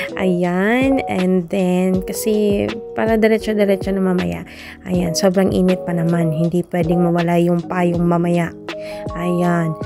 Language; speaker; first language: Filipino; non-native, local second language; Cebuano